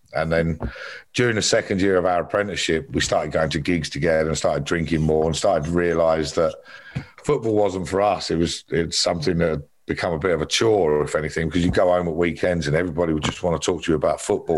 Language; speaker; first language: English; native; English